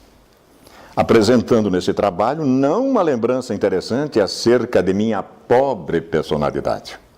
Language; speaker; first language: Portuguese; native; Portuguese